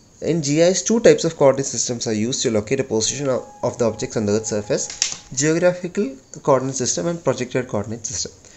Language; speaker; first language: English; non-native, local second language; Malayalam